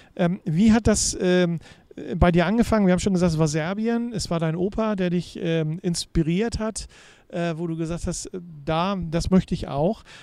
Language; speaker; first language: German; native; German